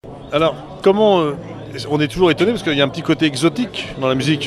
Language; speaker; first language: French; native; French